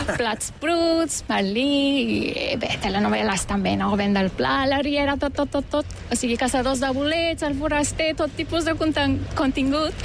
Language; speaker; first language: Catalan; non-native, fluent; Turkish